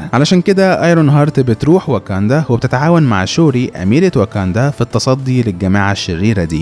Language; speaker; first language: Arabic; native; Arabic